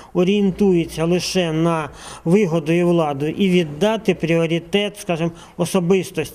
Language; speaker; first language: Ukrainian; native; Ukrainian